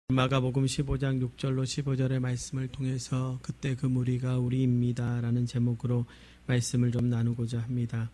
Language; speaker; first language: Korean; native; Korean